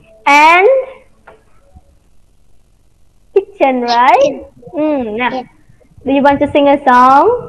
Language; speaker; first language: English; non-native, fluent; Vietnamese